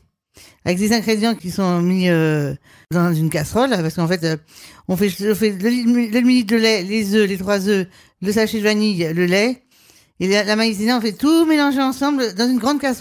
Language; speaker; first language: French; native; French